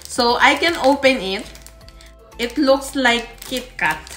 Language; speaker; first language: English; non-native, local second language; Filipino